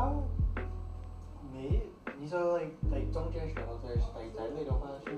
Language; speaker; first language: Chinese; early bilingual, heritage; English